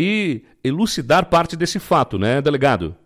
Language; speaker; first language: Portuguese; native; Portuguese